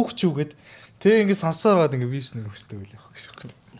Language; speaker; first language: Mongolian; native; Mongolian